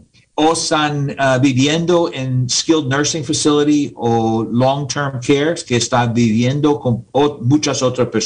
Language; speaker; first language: Spanish; non-native, learner; English